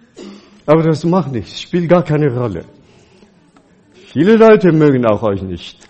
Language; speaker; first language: German; non-native, fluent; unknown